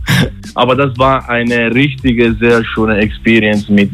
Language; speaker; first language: German; non-native, learner; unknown